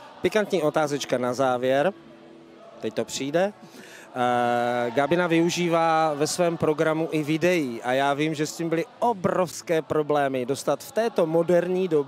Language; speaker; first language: Czech; native; Czech